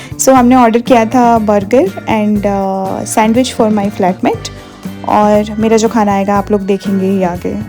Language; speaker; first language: Hindi; non-native, local second language; Odia